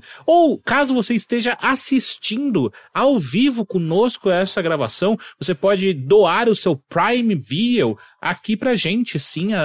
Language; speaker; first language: Portuguese; native; Portuguese